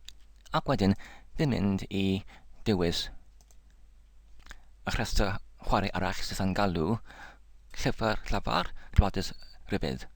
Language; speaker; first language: Welsh; non-native, learner; English